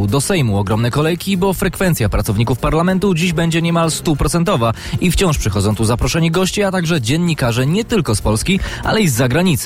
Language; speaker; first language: Polish; native; Polish